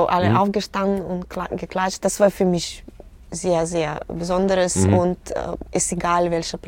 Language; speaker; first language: German; non-native, learner; Russian